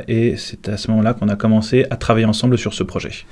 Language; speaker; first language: French; native; French